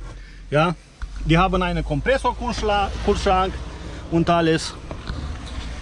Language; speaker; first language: German; non-native, fluent; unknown